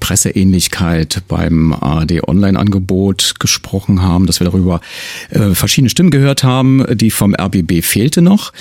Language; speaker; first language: German; native; German